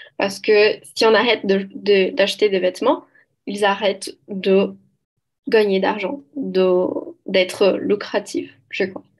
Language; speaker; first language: French; non-native, learner; Portuguese